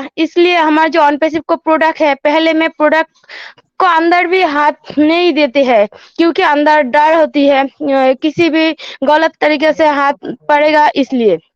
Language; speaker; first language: Hindi; non-native, learner; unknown